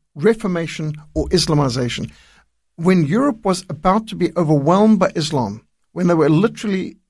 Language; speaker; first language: English; native; English